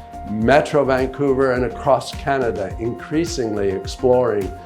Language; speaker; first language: English; native; English